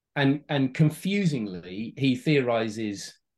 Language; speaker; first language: English; native; English